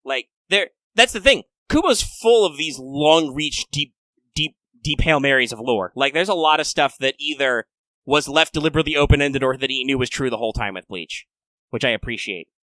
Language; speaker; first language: English; native; English